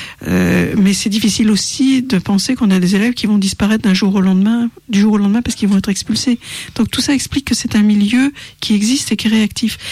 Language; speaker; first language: French; native; French